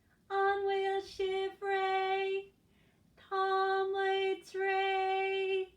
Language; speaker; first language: Irish; non-native, local second language; English